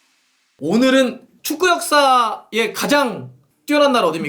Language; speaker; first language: Korean; native; Korean